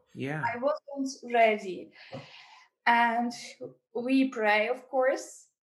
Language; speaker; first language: English; non-native, fluent; Ukrainian